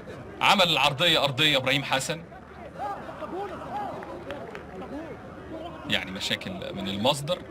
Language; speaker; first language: Arabic; native; Arabic